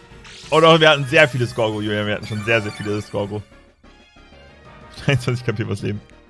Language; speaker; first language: German; native; German